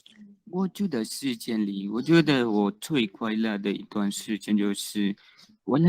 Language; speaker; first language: Chinese; non-native, learner; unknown